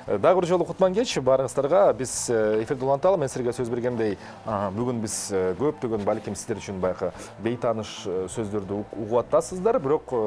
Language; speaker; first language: Kyrgyz; native; Kyrgyz